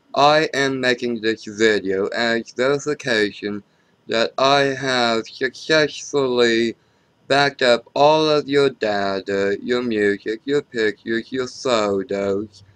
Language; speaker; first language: English; native; English